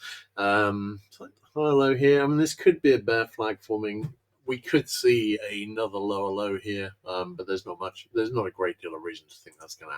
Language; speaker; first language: English; native; English